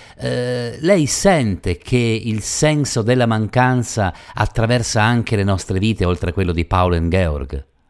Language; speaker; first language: Italian; native; Italian